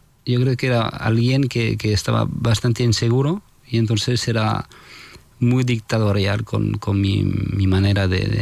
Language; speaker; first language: Spanish; non-native, fluent; French